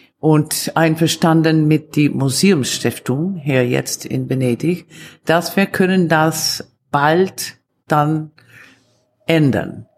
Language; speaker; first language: German; non-native, fluent; Italian